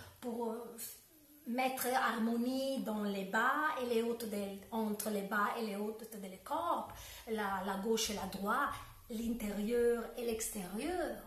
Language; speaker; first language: French; non-native, learner; Italian